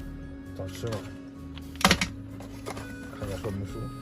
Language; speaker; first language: Chinese; native; Chinese